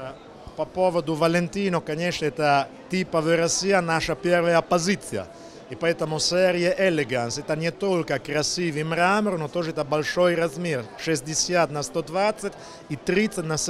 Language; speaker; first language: Russian; non-native, learner; Italian